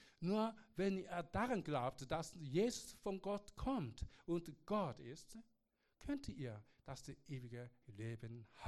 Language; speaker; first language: German; non-native, learner; Korean